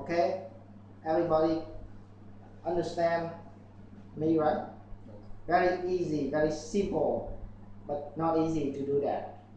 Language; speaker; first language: English; non-native, learner; Vietnamese